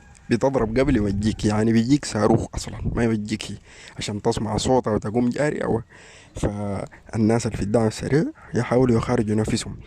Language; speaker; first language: Arabic; native; Arabic